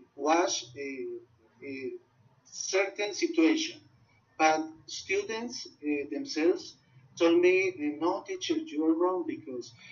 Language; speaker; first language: English; non-native, learner; Spanish